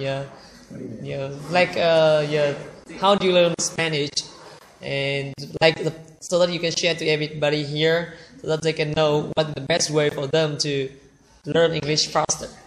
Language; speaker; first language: English; non-native, learner; Vietnamese